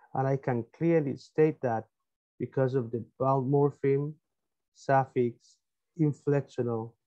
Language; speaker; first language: English; non-native, fluent; Spanish